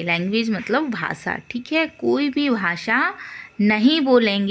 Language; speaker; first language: Hindi; native; Hindi